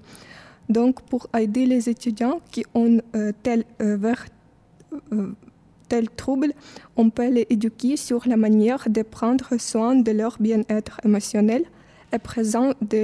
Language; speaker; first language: French; non-native, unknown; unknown